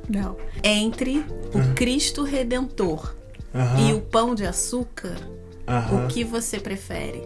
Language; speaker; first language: Portuguese; native; Portuguese